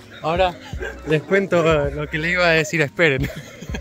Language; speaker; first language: Spanish; native; Spanish